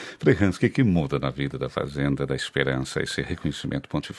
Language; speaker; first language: Portuguese; native; Portuguese